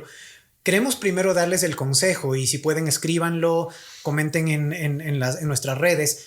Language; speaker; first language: Spanish; native; Spanish